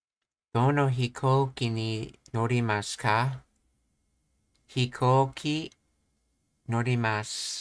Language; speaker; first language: Japanese; non-native, learner; English